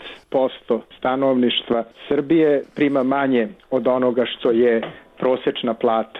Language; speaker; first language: Serbian; native; Serbian